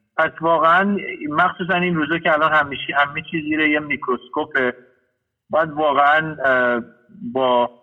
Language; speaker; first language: Persian; early bilingual, heritage; Persian